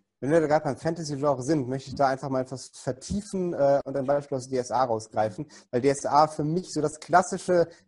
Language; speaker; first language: German; native; German